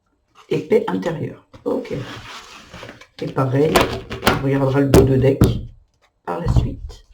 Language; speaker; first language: French; native; French